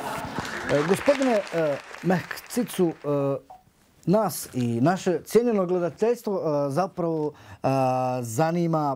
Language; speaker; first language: Croatian; native; Croatian